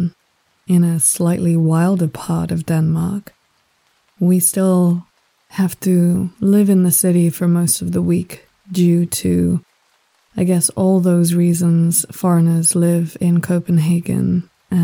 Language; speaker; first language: English; native; English